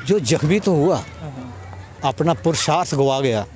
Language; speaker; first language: Hindi; native; Hindi